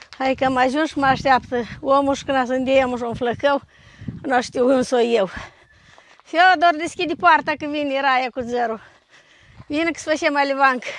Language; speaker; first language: Romanian; native; Romanian